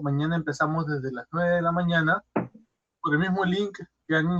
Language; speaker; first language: Spanish; native; Spanish